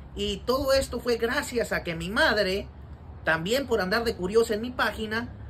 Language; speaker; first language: Spanish; native; Spanish